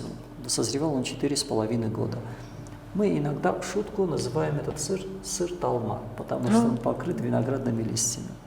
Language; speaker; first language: Russian; native; Russian